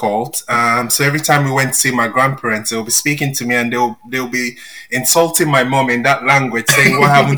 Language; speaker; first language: English; non-native, local second language; Yoruba